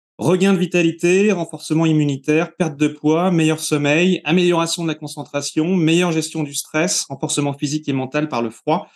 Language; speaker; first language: French; native; French